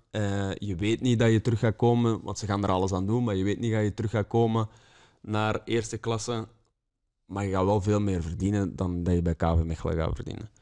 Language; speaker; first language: Dutch; native; Dutch